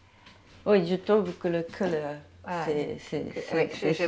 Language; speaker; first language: French; non-native, learner; Japanese